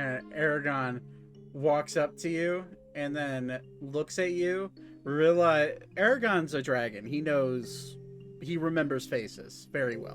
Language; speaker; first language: English; native; English